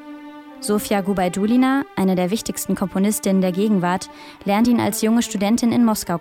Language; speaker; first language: German; native; German